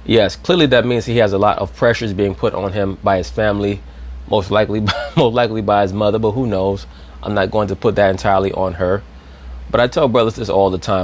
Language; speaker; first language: English; native; English